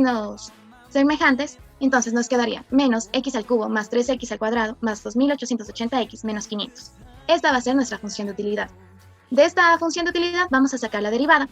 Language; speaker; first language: Spanish; native; Spanish